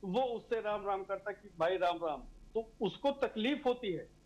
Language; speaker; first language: Hindi; native; Hindi